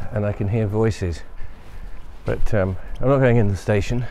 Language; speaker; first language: English; native; English